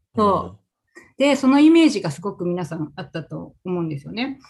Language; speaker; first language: Japanese; native; Japanese